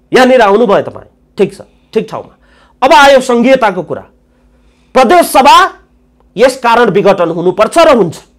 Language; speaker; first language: Nepali; native; Nepali